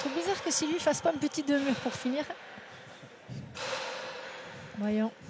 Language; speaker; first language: French; native; French